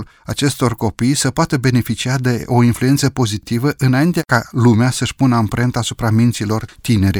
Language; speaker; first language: Romanian; native; Romanian